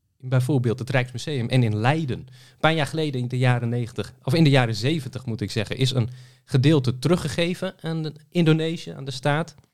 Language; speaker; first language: Dutch; native; Dutch